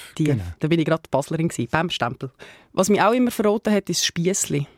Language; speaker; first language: German; native; German